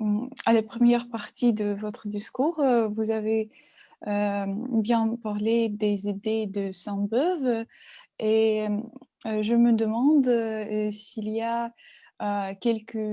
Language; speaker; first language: French; non-native, learner; Russian